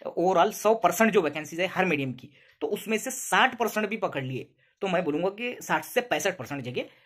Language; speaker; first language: Hindi; non-native, local second language; Urdu